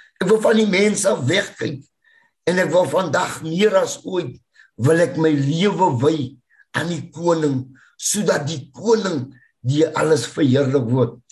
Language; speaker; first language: Afrikaans; native; Afrikaans